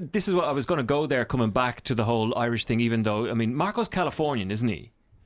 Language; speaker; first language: English; native; English